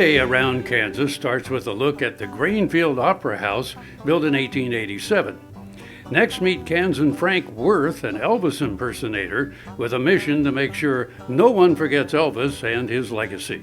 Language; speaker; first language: English; native; English